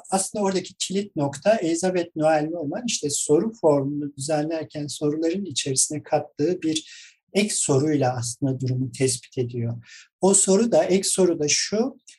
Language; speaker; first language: Turkish; native; Turkish